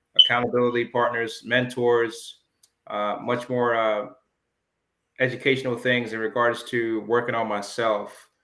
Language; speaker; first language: English; early bilingual, other home language; Jamaican Creole English